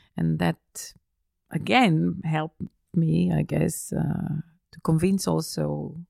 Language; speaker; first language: English; non-native, fluent; German